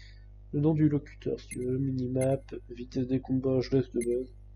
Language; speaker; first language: French; native; French